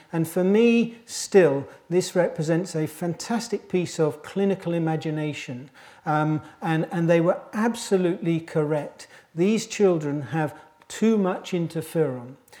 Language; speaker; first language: English; native; English